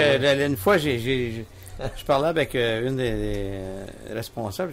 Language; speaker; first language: French; native; French